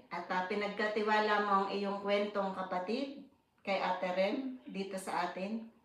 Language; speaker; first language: Filipino; non-native, local second language; Cebuano